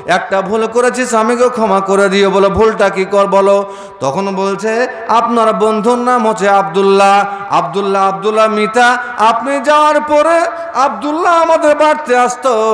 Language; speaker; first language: Bangla; non-native, fluent; Urdu